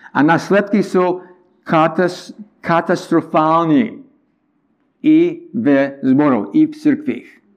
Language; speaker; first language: Czech; non-native, learner; English